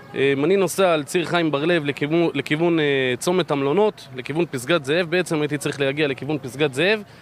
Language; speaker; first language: Hebrew; native; Hebrew